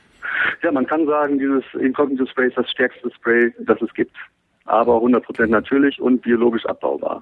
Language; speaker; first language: German; native; German